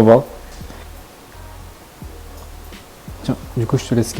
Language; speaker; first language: French; native; French